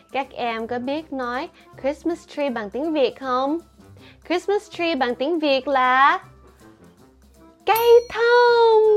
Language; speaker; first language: Vietnamese; early bilingual, heritage; Vietnamese